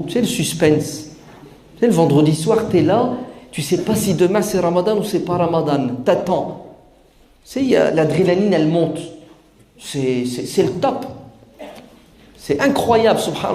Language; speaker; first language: French; native; French